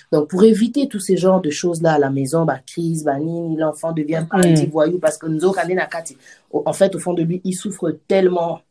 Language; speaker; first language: French; native; French